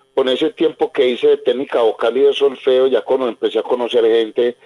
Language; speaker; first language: Spanish; native; Spanish